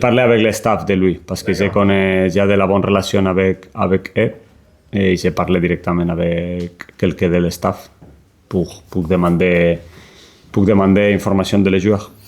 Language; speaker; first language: French; non-native, learner; Spanish